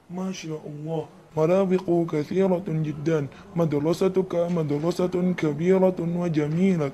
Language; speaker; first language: Arabic; non-native, learner; Indonesian